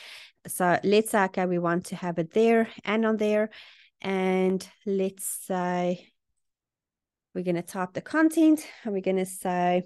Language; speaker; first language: English; native; English